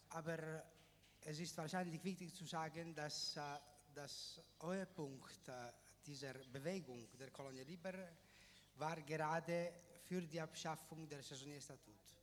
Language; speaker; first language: German; non-native, fluent; Italian